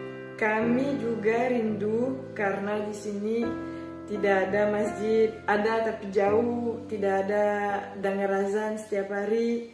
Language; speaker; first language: Indonesian; non-native, fluent; French